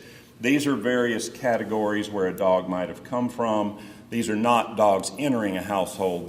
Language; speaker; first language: English; native; English